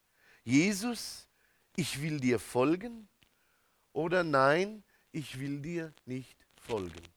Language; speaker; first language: German; native; German